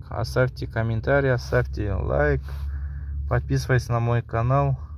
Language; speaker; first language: Russian; non-native, local second language; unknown